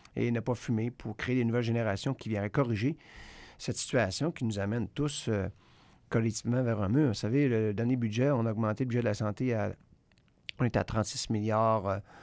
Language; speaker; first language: French; native; French